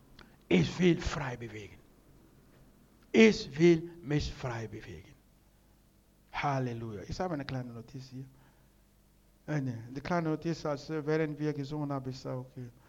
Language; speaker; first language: German; non-native, learner; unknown